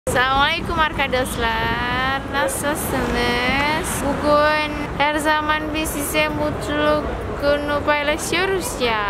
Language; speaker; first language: Turkish; non-native, learner; Indonesian